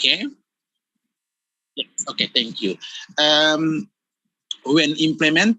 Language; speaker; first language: English; non-native, fluent; Indonesian